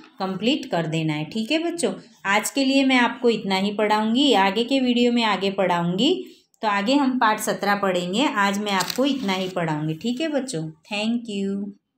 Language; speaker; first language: Hindi; non-native, local second language; Gujarati